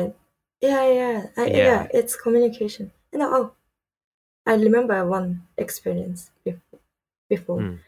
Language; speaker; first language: English; non-native, learner; Japanese